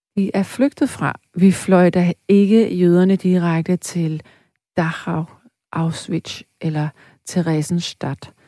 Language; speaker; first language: Danish; native; Danish